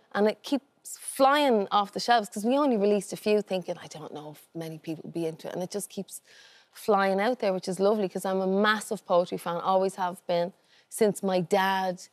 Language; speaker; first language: English; native; English